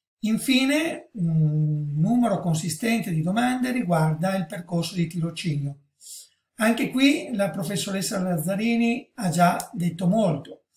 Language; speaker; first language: Italian; native; Italian